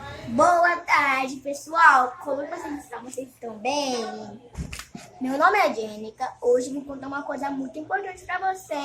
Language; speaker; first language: Portuguese; early bilingual, other home language; Haitian Creole